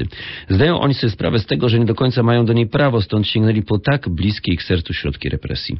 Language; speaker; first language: Polish; native; Polish